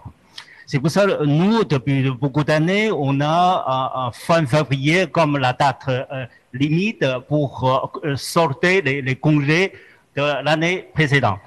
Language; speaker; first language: French; non-native, fluent; Chinese